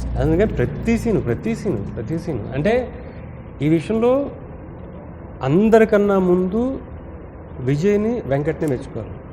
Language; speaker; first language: Telugu; native; Telugu